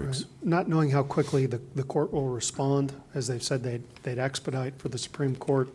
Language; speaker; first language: English; native; English